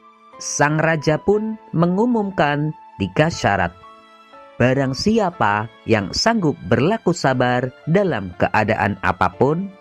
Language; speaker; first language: Indonesian; native; Indonesian